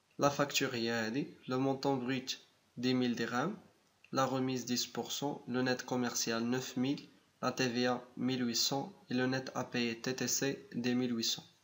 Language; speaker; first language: French; non-native, local second language; Arabic